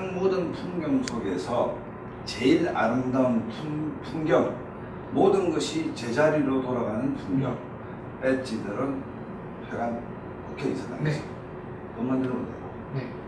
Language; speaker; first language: Korean; native; Korean